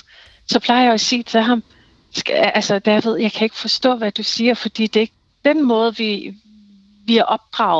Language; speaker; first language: Danish; non-native, local second language; Kalaallisut